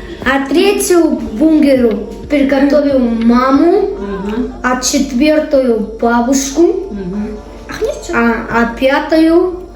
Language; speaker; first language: Russian; non-native, local second language; Kazakh